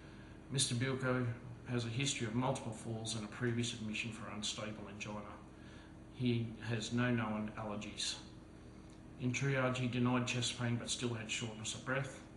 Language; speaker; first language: English; native; English